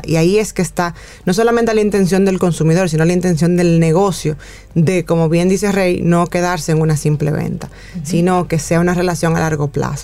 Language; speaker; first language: Spanish; native; Spanish